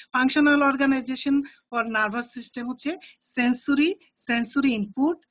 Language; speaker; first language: English; non-native, local second language; Bangla